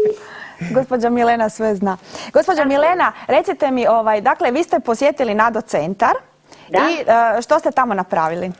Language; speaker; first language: Croatian; native; Croatian